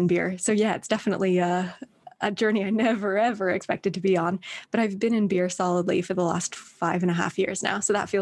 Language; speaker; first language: English; native; English